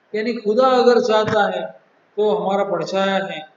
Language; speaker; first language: Hindi; non-native, local second language; Gujarati